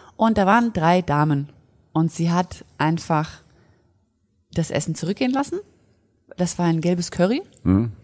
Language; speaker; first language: German; early bilingual, other home language; Polish